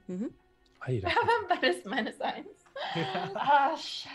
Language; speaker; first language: German; non-native, learner; English